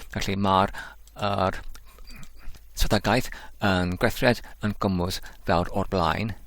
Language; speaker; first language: Welsh; non-native, learner; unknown